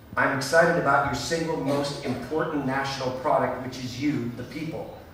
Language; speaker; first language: English; native; English